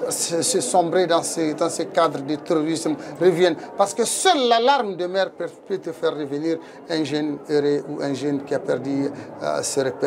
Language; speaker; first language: French; non-native, local second language; Tamasheq